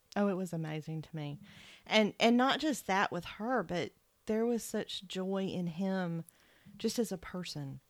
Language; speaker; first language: English; native; English